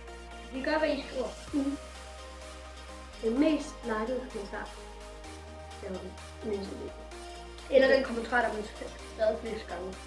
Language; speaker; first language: Danish; early bilingual, other home language; German